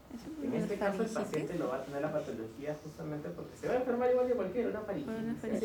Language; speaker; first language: Spanish; native; Spanish